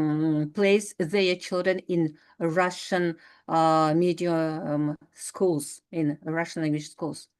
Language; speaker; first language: English; non-native, fluent; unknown